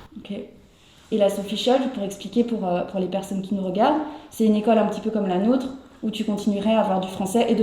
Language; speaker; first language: French; native; French